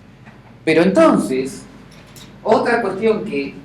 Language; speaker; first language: Spanish; native; Spanish